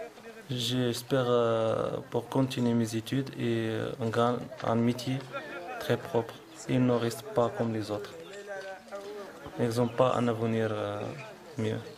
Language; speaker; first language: French; non-native, learner; Arabic